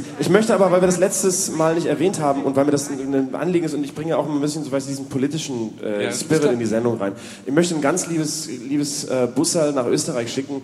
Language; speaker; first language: German; native; German